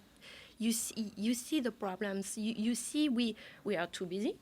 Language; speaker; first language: English; non-native, learner; French